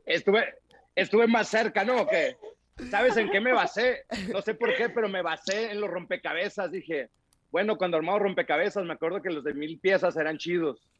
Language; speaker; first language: Spanish; native; Spanish